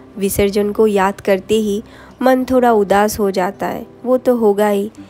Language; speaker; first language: Hindi; non-native, local second language; Bangla